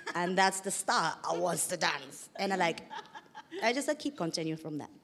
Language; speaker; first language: English; non-native, fluent; Japanese